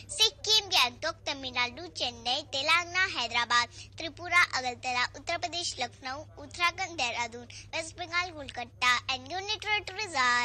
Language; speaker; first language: Hindi; native; Hindi